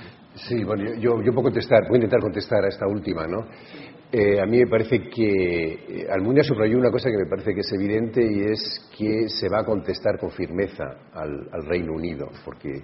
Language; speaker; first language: Spanish; native; Spanish